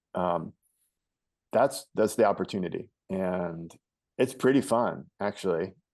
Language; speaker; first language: English; native; English